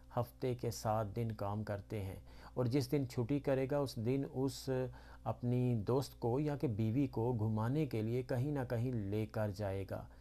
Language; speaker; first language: Urdu; native; Urdu